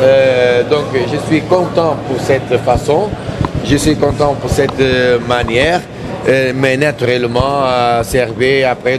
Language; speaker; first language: French; non-native, learner; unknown